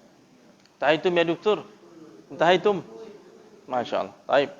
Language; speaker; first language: Arabic; non-native, fluent; Indonesian